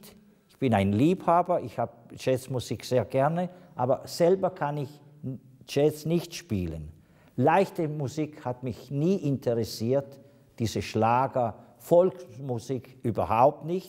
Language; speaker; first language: German; non-native, fluent; Italian